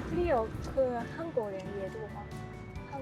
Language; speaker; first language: Chinese; non-native, learner; Japanese